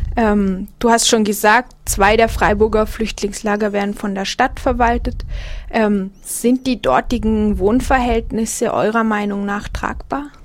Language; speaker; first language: German; native; German